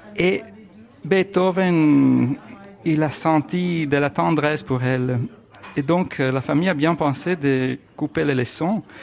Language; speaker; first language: French; non-native, fluent; Italian